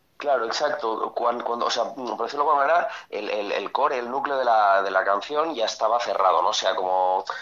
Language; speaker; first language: Spanish; non-native, local second language; Catalan